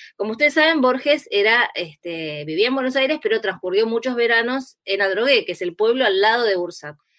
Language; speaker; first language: Spanish; native; Spanish